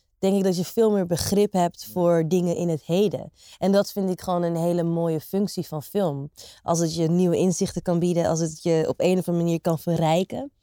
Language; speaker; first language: Dutch; native; Dutch